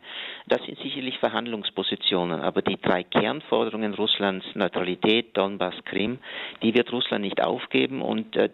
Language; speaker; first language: German; native; German